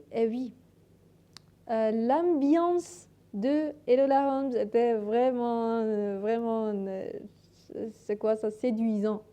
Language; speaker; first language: French; non-native, learner; Persian